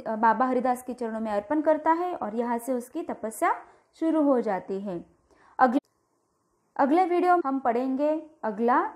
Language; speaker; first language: Hindi; non-native, local second language; Marathi